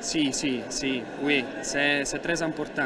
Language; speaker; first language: French; non-native, learner; Italian